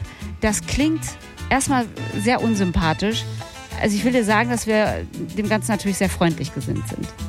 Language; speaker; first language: German; native; German